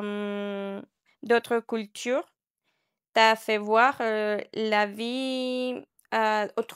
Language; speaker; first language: French; non-native, learner; Spanish